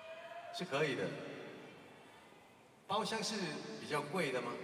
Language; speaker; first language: Chinese; non-native, local second language; Cantonese